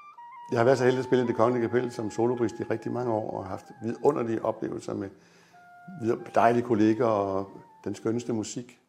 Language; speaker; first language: Danish; native; Danish